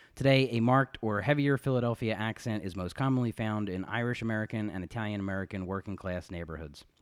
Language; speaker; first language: English; native; English